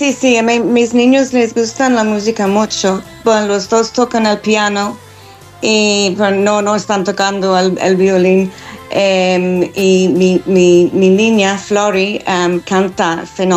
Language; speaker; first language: Spanish; non-native, fluent; English